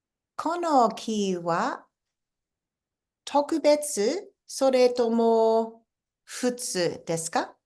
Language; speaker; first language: Japanese; non-native, fluent; English